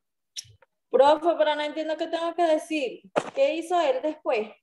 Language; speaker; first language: Spanish; native; Spanish